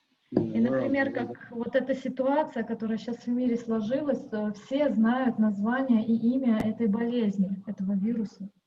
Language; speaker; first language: Russian; native; Russian